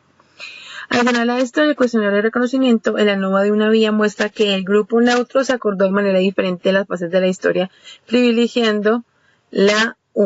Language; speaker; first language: Spanish; native; Spanish